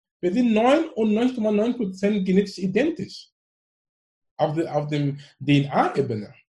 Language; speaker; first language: German; non-native, fluent; English